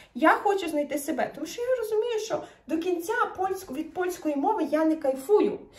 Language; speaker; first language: Ukrainian; native; Ukrainian